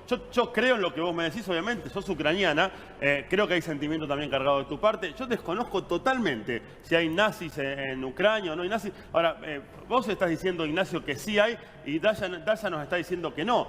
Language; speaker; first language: Spanish; native; Spanish